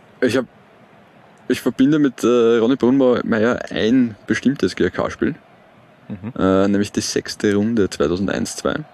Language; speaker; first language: German; native; German